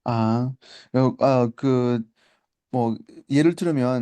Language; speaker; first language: Korean; non-native, learner; Spanish